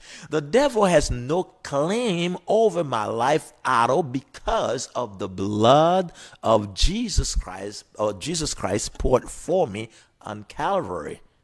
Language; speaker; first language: English; non-native, fluent; Haitian Creole